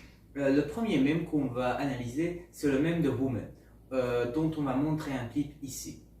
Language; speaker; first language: French; non-native, learner; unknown